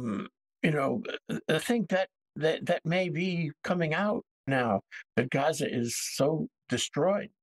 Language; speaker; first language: English; native; English